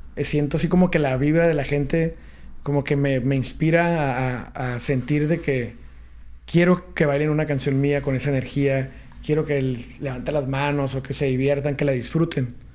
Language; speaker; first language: Spanish; native; Spanish